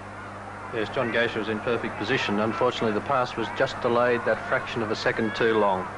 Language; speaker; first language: English; native; English